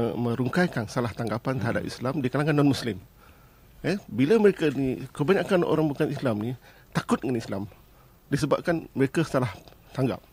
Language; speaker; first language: Malay; non-native, local second language; Chinese